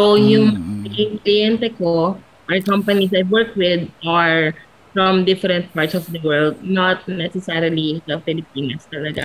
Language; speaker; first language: English; non-native, local second language; Filipino